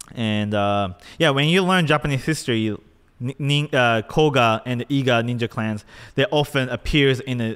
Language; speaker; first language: English; non-native, fluent; Japanese